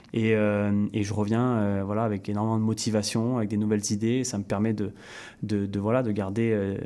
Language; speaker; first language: French; native; French